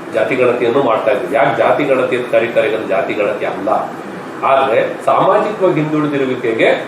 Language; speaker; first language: Kannada; native; Kannada